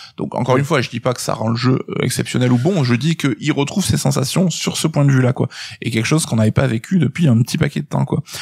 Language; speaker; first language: French; native; French